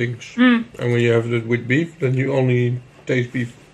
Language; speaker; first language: English; non-native, fluent; Dutch